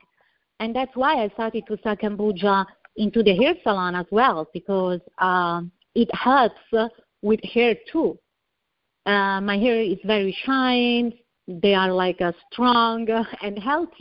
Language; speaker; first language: English; non-native, fluent; Italian